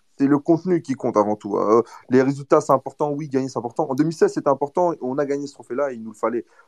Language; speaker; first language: French; early bilingual, other home language; Portuguese